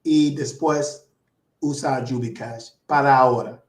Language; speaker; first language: Spanish; non-native, learner; English